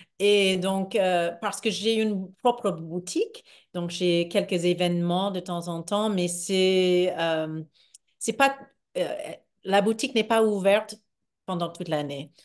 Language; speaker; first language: French; non-native, fluent; English